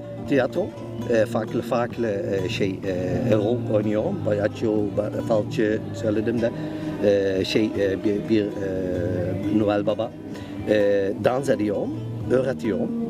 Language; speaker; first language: Turkish; non-native, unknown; Dutch